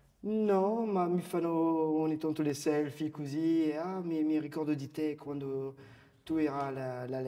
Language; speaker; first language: Italian; non-native, fluent; French